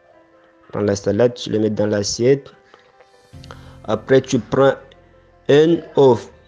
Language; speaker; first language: French; non-native, learner; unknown